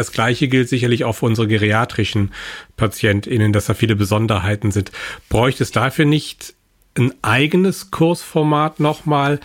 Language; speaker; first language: German; native; German